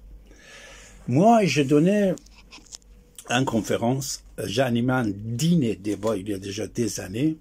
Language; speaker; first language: French; non-native, fluent; Persian